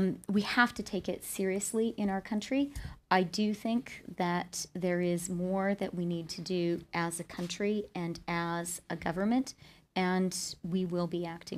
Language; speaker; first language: English; native; English